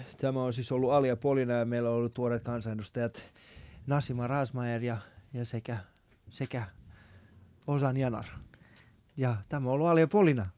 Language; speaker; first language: Finnish; non-native, fluent; Persian